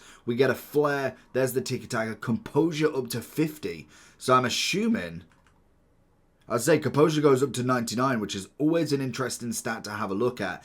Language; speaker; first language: English; native; English